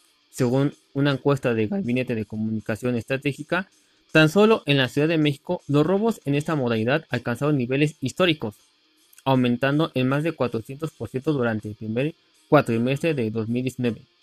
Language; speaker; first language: Spanish; native; Spanish